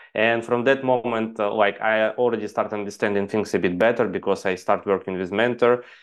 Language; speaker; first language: English; non-native, fluent; Ukrainian